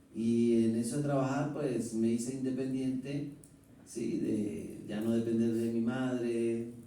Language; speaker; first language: Spanish; native; Spanish